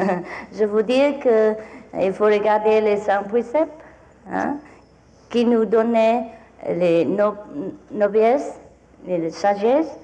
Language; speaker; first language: French; non-native, fluent; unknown